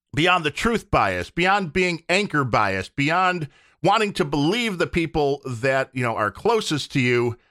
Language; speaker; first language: English; native; English